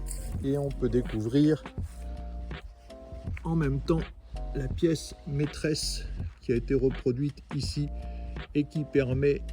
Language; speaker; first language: French; native; French